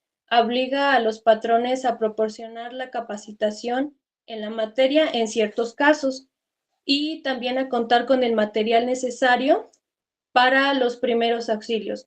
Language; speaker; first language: Spanish; native; Spanish